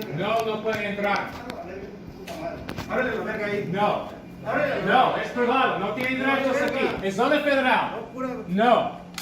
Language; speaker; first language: Spanish; non-native, learner; English